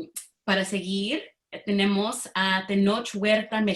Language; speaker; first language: Spanish; early bilingual, heritage; Spanish